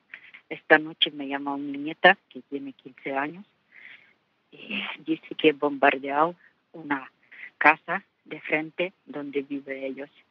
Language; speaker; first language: Spanish; non-native, learner; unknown